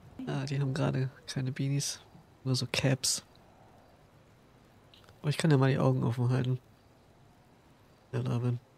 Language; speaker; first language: German; native; German